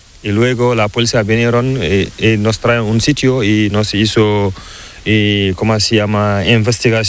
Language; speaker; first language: Spanish; non-native, learner; Fula